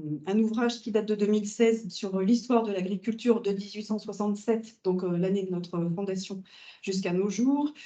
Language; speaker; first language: French; native; French